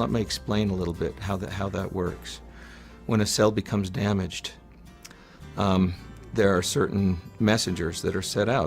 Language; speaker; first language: English; native; English